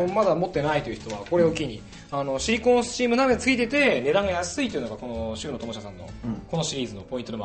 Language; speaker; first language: Japanese; native; Japanese